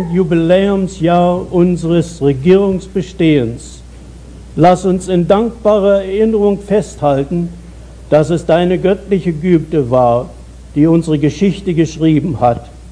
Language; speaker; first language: German; native; German